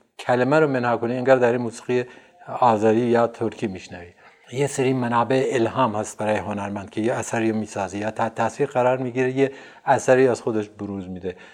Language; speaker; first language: Persian; non-native, local second language; Central Kurdish